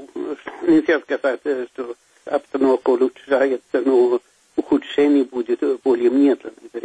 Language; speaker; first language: Russian; non-native, fluent; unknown